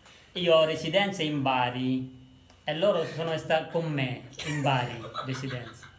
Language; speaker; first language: Italian; non-native, learner; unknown